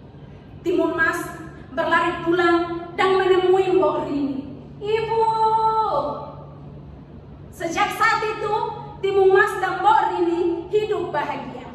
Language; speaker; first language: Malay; non-native, learner; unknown